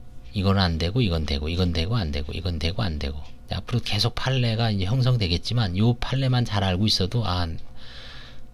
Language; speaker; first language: Korean; native; Korean